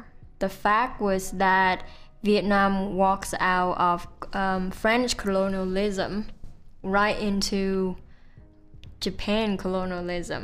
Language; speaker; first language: English; non-native, fluent; Vietnamese